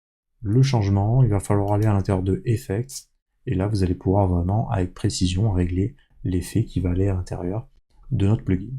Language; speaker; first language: French; native; French